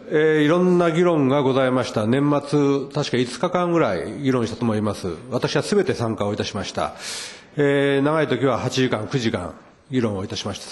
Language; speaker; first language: Japanese; native; Japanese